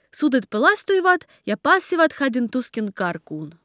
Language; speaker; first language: Finnish; non-native, learner; Ukrainian